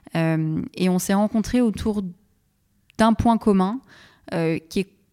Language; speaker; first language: French; non-native, local second language; Arabic